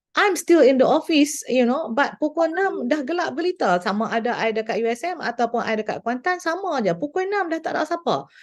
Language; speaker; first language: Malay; native; Malay